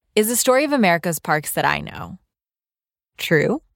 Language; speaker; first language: English; early bilingual, other home language; Urdu